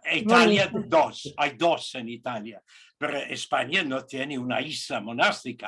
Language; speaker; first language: Spanish; non-native, fluent; English